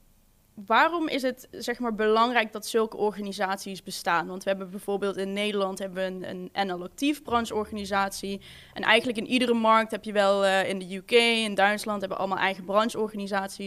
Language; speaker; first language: Dutch; native; Dutch